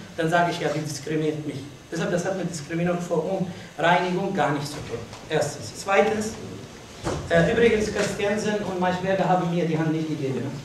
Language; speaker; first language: German; non-native, fluent; Arabic